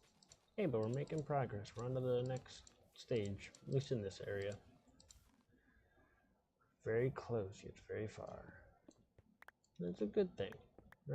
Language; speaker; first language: English; native; English